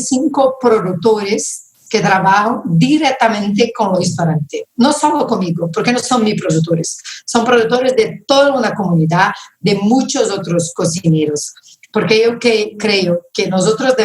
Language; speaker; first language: Spanish; non-native, fluent; Portuguese